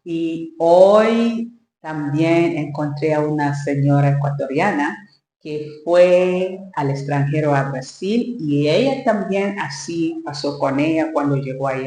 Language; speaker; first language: Spanish; non-native, learner; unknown